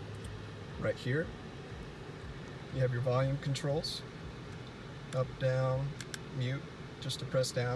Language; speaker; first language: English; native; English